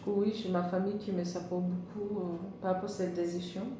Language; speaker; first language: French; non-native, learner; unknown